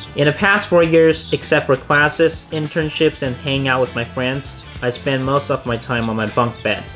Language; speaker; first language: English; non-native, fluent; Chinese